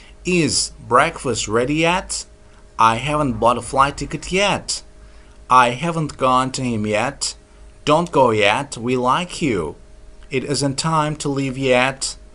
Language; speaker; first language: English; non-native, fluent; Turkish